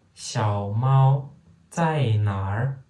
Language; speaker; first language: Chinese; non-native, fluent; Turkmen